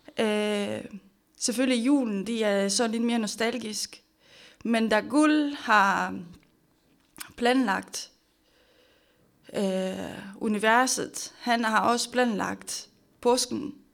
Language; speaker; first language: Danish; non-native, fluent; Romanian